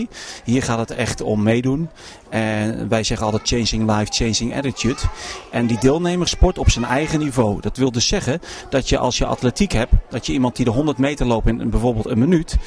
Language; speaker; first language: Dutch; native; Dutch